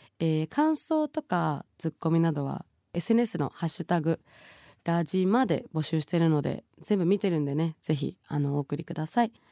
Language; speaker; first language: Japanese; early bilingual, other home language; Bangla